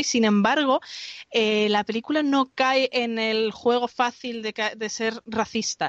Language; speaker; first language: Spanish; native; Spanish